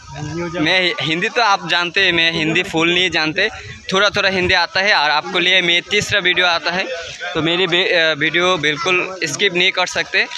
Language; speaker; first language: Hindi; non-native, learner; Bangla